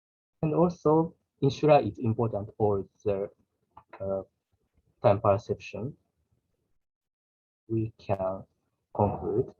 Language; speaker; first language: English; non-native, learner; Japanese